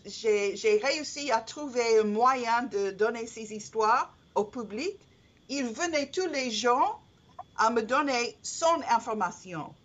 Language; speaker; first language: French; non-native, learner; English